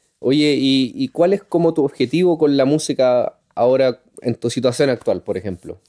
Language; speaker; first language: Spanish; native; Spanish